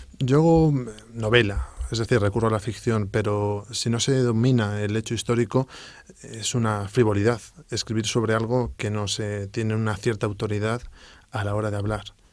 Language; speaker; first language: Spanish; native; Spanish